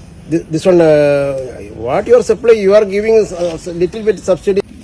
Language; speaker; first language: English; non-native, local second language; Malayalam